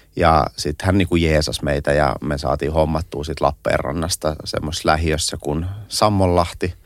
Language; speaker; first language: Finnish; early bilingual, other home language; Russian